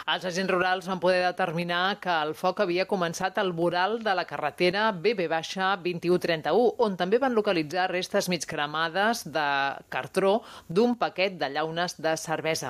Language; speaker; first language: Catalan; native; Catalan